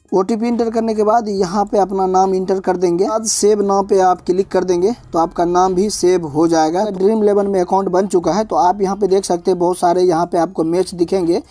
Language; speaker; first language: Hindi; native; Hindi